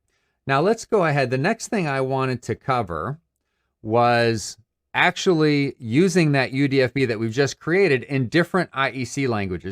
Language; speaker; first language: English; native; English